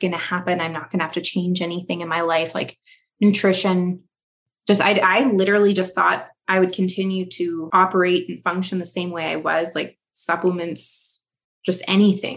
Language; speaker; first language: English; native; English